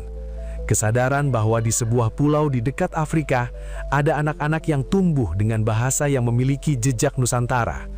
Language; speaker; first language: Indonesian; native; Indonesian